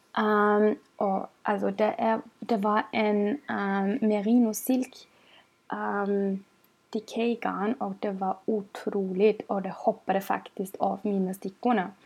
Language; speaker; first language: Swedish; non-native, fluent; German